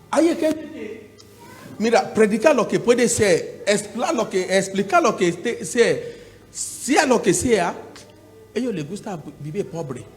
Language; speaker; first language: Spanish; non-native, learner; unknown